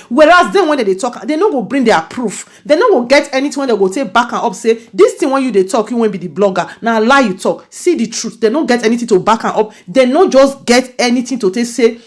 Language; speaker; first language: Nigerian Pidgin; native; Nigerian Pidgin